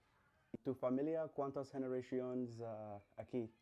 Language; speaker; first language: Spanish; non-native, learner; English